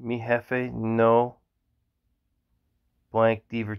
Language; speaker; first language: Spanish; non-native, learner; English